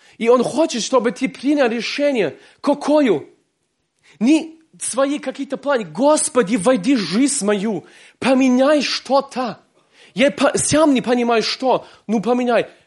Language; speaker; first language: Russian; early bilingual, heritage; Russian